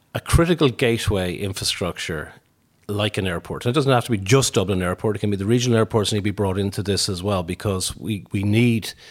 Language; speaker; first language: English; native; English